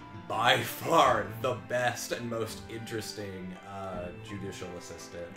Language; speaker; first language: English; native; English